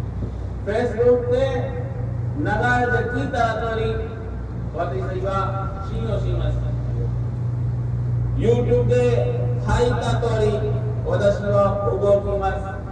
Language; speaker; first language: Japanese; non-native, learner; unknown